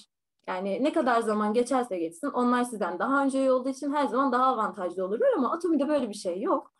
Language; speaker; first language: Turkish; native; Turkish